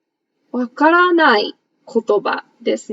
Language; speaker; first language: Japanese; non-native, fluent; English